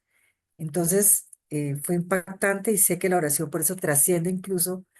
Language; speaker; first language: Spanish; native; Spanish